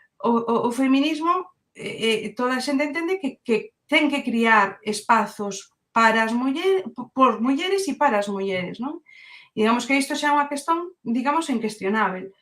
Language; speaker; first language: Galician; non-native, local second language; Spanish